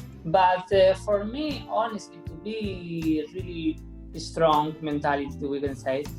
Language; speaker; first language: English; non-native, fluent; Spanish